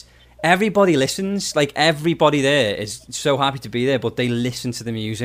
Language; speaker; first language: English; native; English